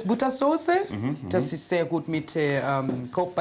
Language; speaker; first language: German; non-native, learner; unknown